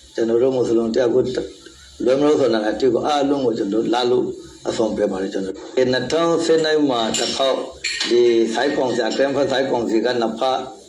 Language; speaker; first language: Burmese; non-native, local second language; Rohingya